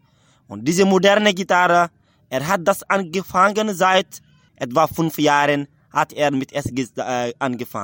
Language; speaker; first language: German; non-native, learner; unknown